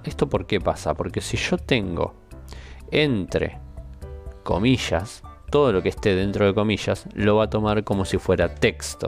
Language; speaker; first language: Spanish; native; Spanish